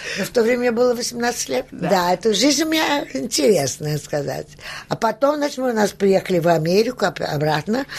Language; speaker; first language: Russian; early bilingual, heritage; Russian